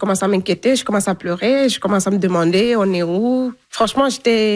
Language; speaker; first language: French; non-native, local second language; Fula